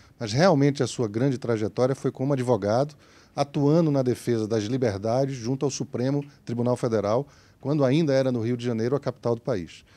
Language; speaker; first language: Portuguese; native; Portuguese